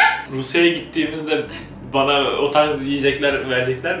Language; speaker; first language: Turkish; native; Turkish